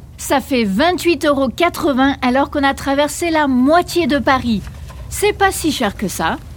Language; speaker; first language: French; native; French